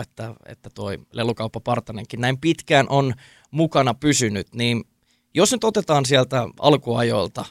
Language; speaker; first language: Finnish; native; Finnish